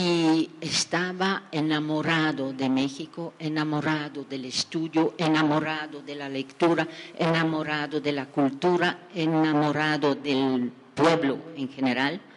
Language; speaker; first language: Spanish; non-native, fluent; French